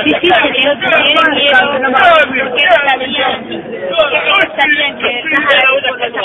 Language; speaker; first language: Spanish; non-native, learner; Arabic